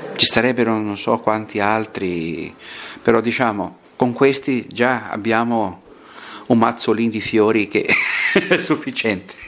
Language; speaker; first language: Italian; non-native, fluent; Portuguese